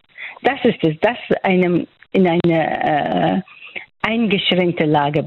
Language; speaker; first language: German; non-native, fluent; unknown